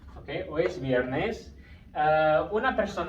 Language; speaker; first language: Spanish; non-native, fluent; English